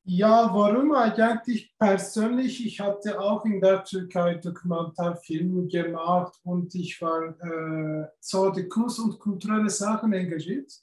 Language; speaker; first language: German; non-native, learner; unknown